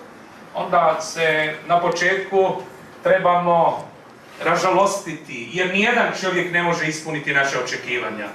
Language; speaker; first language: Croatian; native; Croatian